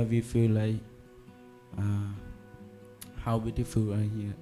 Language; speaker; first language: English; non-native, learner; Thai